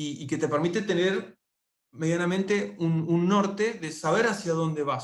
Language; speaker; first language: Spanish; native; Spanish